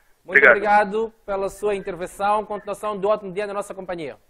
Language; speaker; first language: Portuguese; native; Portuguese